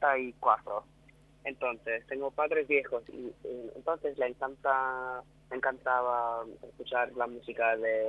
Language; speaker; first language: Spanish; non-native, learner; English